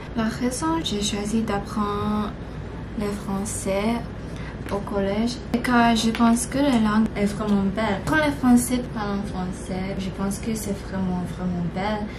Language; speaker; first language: French; non-native, learner; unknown